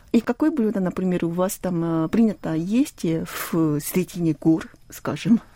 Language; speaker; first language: Russian; non-native, fluent; Korean